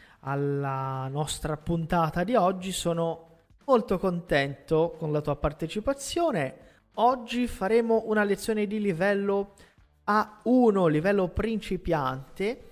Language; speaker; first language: Italian; non-native, fluent; Portuguese